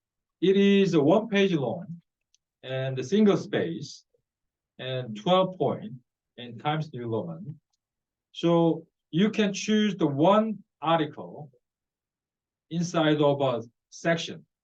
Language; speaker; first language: English; non-native, fluent; Korean